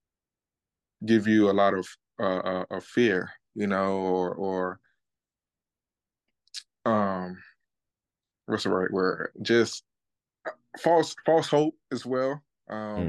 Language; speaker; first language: English; native; English